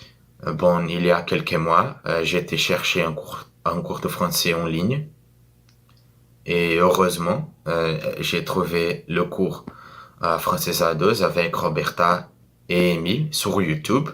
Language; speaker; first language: French; non-native, fluent; Portuguese